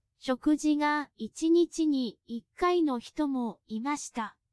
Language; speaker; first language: Japanese; non-native, fluent; Cantonese